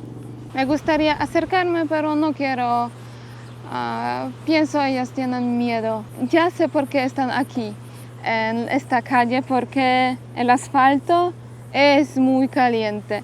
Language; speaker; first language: Spanish; non-native, fluent; Polish